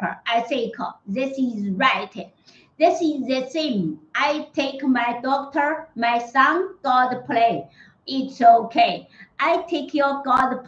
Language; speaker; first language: English; non-native, learner; Chinese